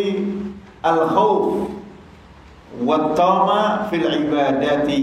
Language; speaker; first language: Arabic; non-native, fluent; Indonesian